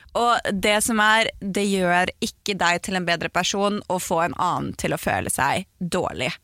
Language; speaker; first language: Norwegian; native; Norwegian